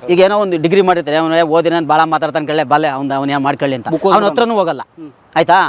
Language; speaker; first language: Kannada; native; Kannada